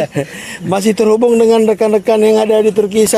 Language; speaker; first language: Indonesian; native; Indonesian